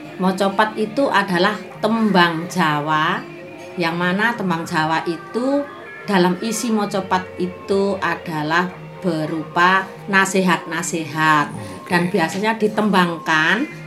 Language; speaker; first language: Indonesian; non-native, local second language; Javanese